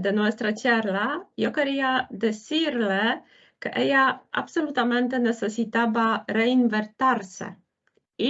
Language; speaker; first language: Spanish; non-native, fluent; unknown